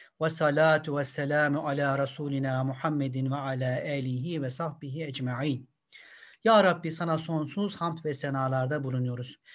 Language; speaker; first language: Turkish; native; Turkish